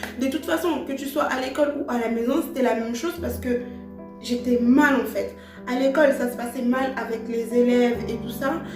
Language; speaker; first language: French; early bilingual, other home language; Lingala